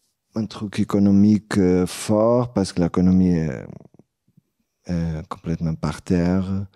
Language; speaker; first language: French; non-native, fluent; Portuguese